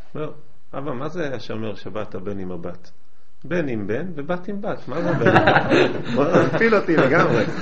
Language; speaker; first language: Hebrew; native; Hebrew